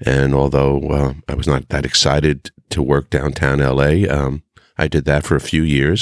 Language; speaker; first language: English; native; English